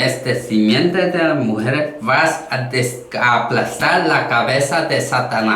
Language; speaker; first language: Spanish; non-native, learner; Korean